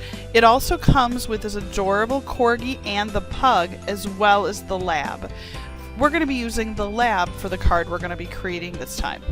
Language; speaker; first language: English; native; English